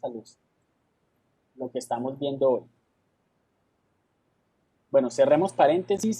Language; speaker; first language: Spanish; native; Spanish